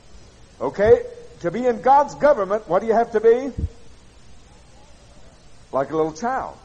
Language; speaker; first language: English; native; English